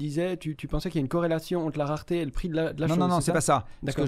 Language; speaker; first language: French; native; French